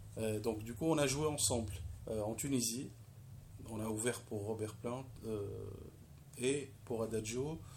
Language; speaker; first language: French; non-native, local second language; Arabic